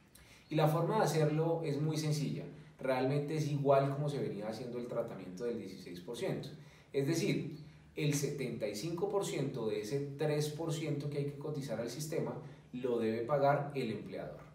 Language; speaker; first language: Spanish; native; Spanish